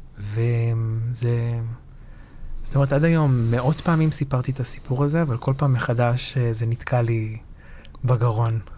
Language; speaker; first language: Hebrew; early bilingual, other home language; Arabic